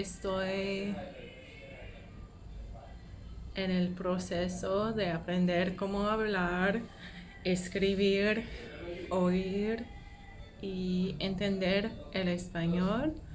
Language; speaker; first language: Spanish; non-native, learner; English